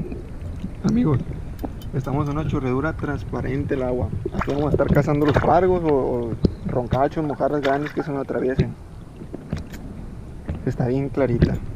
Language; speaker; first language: Spanish; native; Spanish